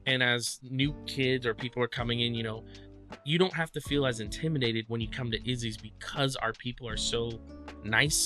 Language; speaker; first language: English; native; English